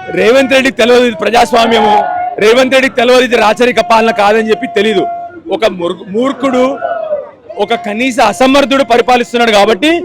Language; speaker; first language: Telugu; native; Telugu